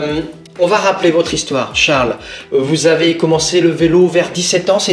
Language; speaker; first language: French; native; French